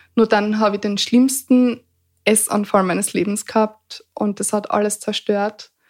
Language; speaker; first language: German; native; German